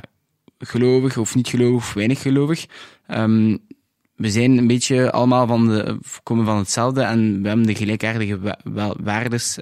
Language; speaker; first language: Dutch; non-native, local second language; French